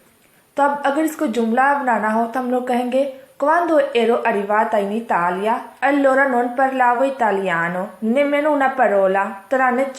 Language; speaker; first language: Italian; non-native, fluent; Urdu